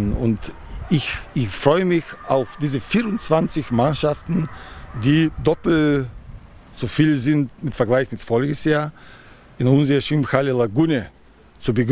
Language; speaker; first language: German; non-native, fluent; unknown